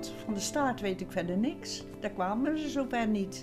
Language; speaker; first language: Dutch; native; Dutch